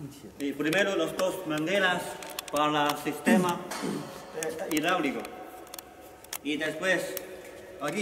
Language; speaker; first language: Spanish; non-native, learner; Chinese